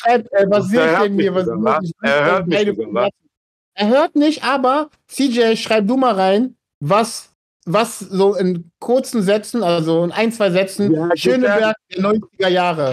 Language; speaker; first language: German; native; German